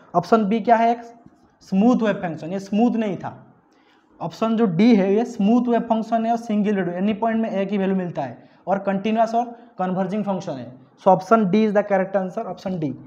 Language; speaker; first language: Hindi; non-native, local second language; Odia